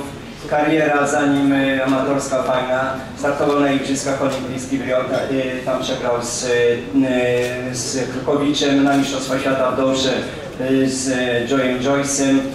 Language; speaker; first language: Polish; native; Polish